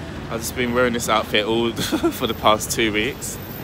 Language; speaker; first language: English; native; English